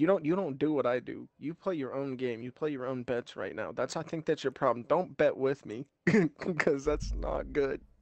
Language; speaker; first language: English; native; English